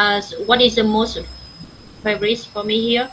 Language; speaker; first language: English; non-native, learner; Vietnamese